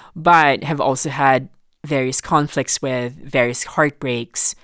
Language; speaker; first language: English; non-native, local second language; Filipino